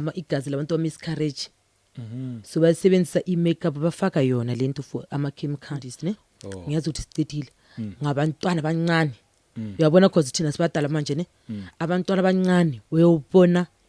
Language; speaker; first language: Zulu; non-native, local second language; Venda